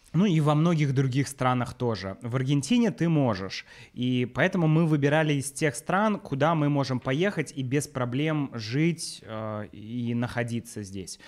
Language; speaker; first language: Russian; native; Russian